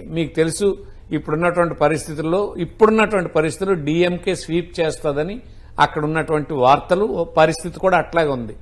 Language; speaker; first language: Telugu; native; Telugu